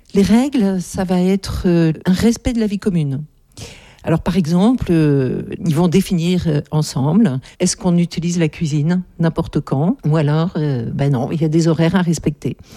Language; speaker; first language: French; native; French